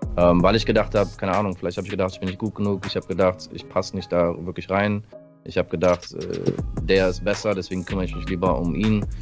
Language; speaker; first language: German; early bilingual, other home language; English